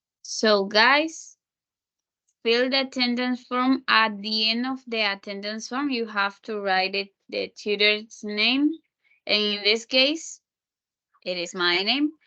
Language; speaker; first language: English; non-native, fluent; Spanish